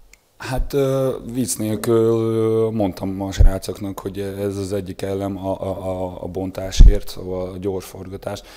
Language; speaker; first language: Hungarian; non-native, fluent; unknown